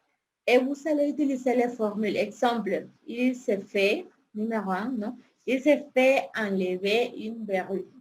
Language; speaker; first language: French; non-native, fluent; Spanish